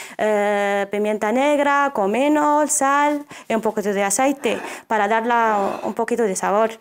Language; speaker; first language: Spanish; non-native, fluent; Arabic